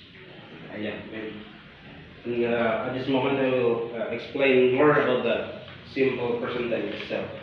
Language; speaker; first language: English; non-native, learner; Indonesian